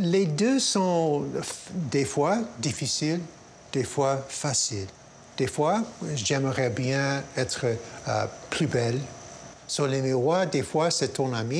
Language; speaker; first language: French; non-native, local second language; English